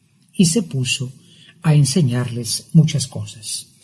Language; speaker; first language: Spanish; native; Spanish